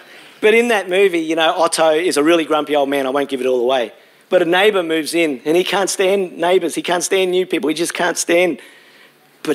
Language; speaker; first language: English; native; English